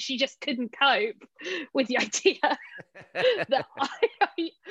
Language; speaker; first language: English; native; English